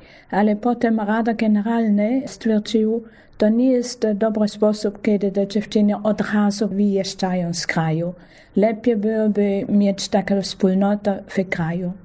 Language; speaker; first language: Polish; non-native, fluent; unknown